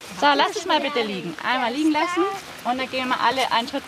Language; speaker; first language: German; native; German